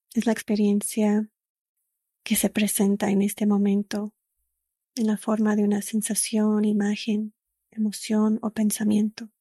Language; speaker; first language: Spanish; early bilingual, other home language; English